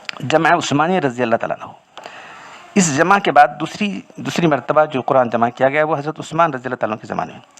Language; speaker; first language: Urdu; native; Urdu